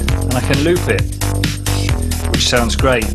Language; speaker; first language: English; native; English